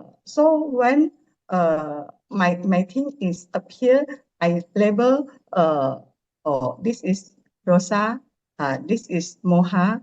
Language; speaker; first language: English; non-native, learner; Indonesian